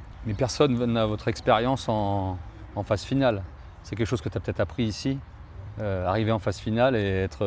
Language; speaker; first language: French; native; French